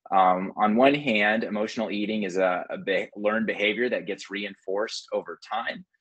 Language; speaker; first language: English; native; English